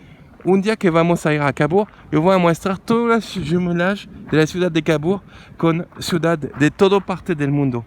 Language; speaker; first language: Spanish; non-native, learner; French